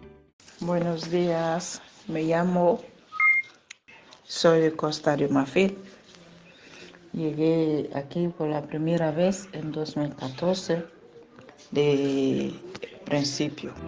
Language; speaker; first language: Spanish; non-native, learner; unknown